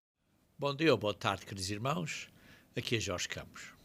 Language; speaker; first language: Portuguese; native; Portuguese